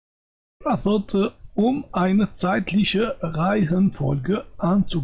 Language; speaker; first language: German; non-native, fluent; Albanian